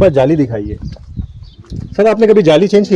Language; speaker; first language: Hindi; non-native, local second language; Marathi